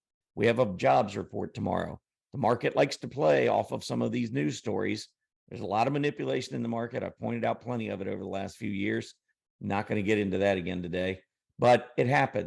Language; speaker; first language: English; native; English